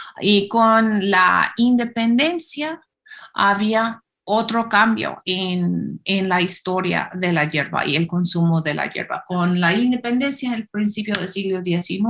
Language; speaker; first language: Spanish; non-native, fluent; English